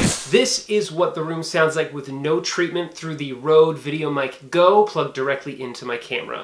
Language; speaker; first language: English; native; English